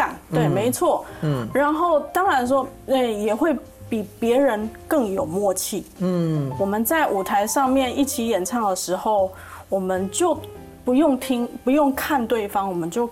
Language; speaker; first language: Chinese; native; Chinese